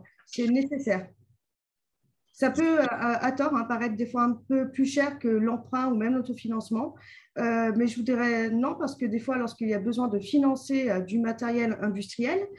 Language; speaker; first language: French; native; French